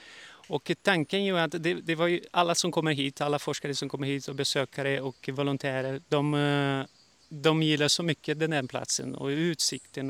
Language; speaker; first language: Swedish; early bilingual, heritage; Portuguese